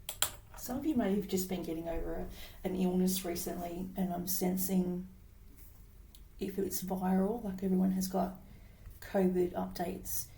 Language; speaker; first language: English; native; English